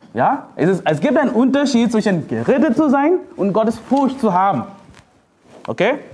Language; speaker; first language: German; non-native, fluent; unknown